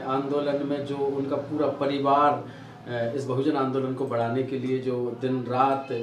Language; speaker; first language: Hindi; native; Hindi